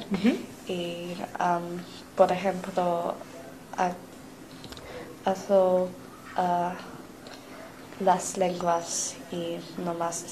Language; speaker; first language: Spanish; non-native, learner; English